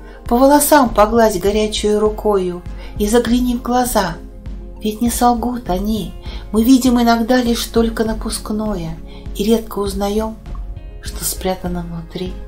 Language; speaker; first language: Russian; native; Russian